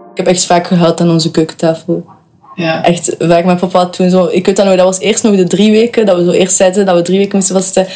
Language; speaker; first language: Dutch; native; Dutch